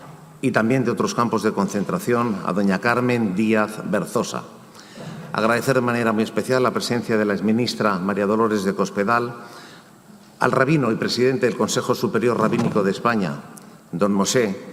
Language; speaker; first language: Spanish; native; Spanish